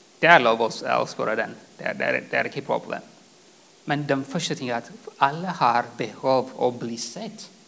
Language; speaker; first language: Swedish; non-native, fluent; Tigrinya